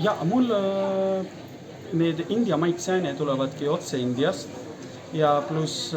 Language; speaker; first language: Estonian; non-native, learner; Hindi